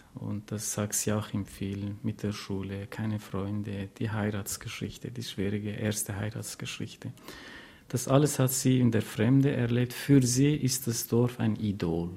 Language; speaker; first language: German; non-native, fluent; Kurdish